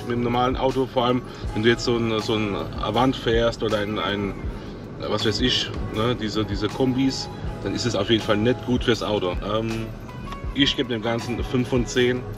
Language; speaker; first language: German; native; German